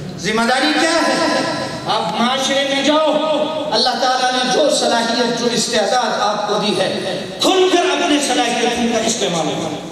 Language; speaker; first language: Urdu; non-native, local second language; Pashto